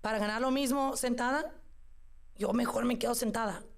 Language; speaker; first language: Spanish; early bilingual, other home language; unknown